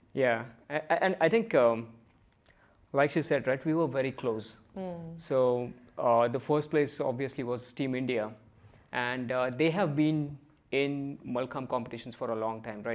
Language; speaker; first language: English; early bilingual, other home language; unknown